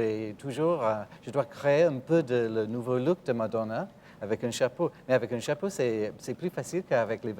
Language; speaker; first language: French; non-native, fluent; English